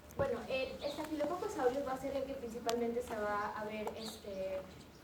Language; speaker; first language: Spanish; native; Spanish